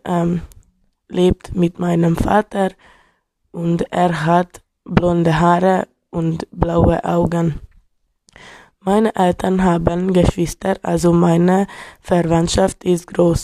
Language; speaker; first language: German; non-native, learner; Hungarian